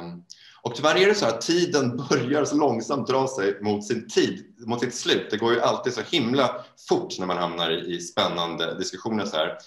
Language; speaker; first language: Swedish; native; Swedish